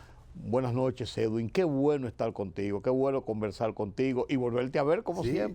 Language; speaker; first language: Spanish; native; Spanish